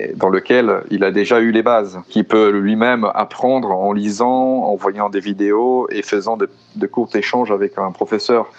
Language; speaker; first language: French; non-native, fluent; Portuguese